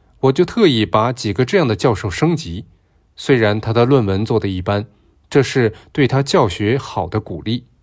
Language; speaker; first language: Chinese; non-native, local second language; Cantonese